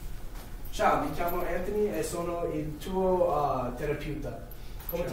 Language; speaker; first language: Italian; non-native, learner; English